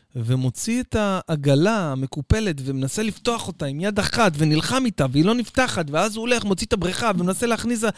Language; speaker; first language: Hebrew; native; Hebrew